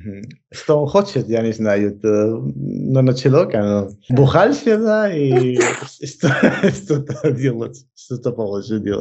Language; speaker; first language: Russian; non-native, learner; Spanish